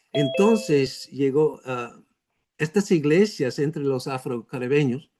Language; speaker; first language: Spanish; non-native, fluent; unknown